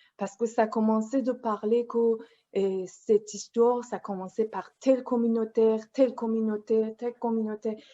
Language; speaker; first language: French; non-native, fluent; Persian